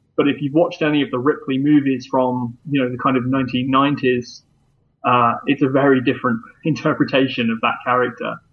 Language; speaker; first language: English; native; English